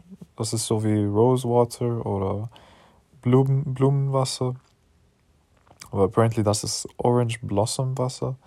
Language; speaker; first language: German; non-native, learner; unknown